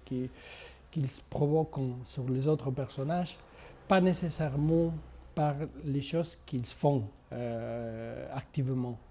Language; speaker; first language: French; non-native, fluent; Spanish